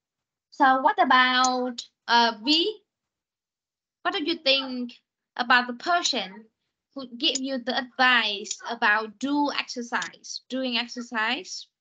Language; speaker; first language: English; non-native, fluent; Vietnamese